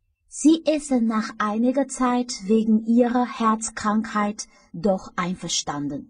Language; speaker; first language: German; non-native, fluent; Chinese